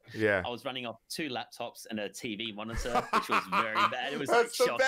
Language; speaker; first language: English; native; English